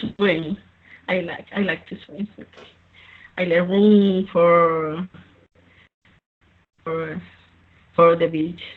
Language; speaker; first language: English; non-native, learner; Spanish